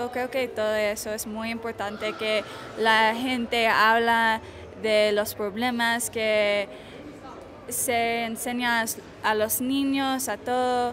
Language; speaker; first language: Spanish; non-native, fluent; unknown